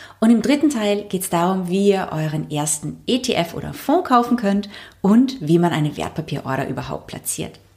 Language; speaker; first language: German; native; German